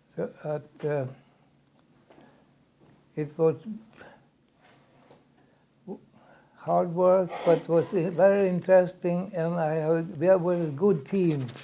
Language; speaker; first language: English; non-native, learner; Swedish